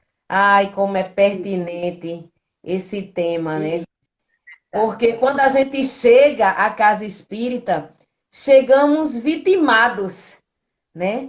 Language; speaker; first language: Portuguese; native; Portuguese